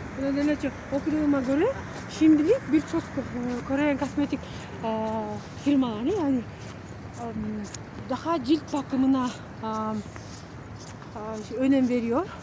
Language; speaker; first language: Turkish; non-native, learner; Kyrgyz